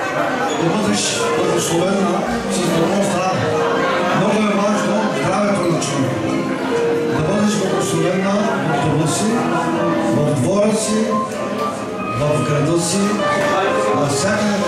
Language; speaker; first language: Bulgarian; non-native, fluent; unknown